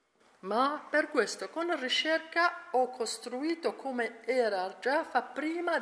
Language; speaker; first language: Italian; non-native, learner; Arabic